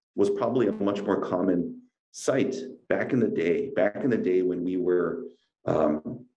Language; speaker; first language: English; native; English